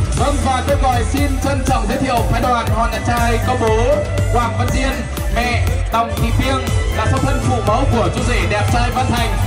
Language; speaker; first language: Vietnamese; non-native, local second language; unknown